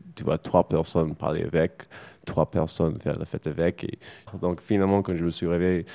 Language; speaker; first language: French; non-native, fluent; English